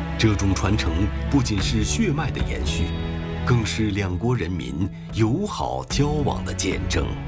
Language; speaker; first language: Chinese; native; Chinese